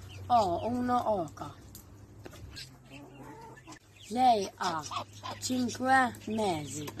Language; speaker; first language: Italian; non-native, learner; Maltese